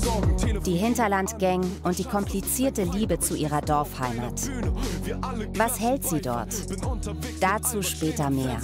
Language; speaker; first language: German; native; German